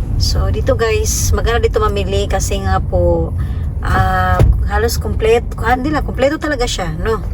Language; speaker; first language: Filipino; native; Filipino